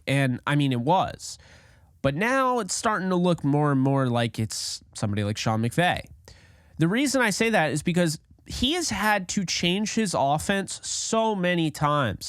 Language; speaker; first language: English; native; English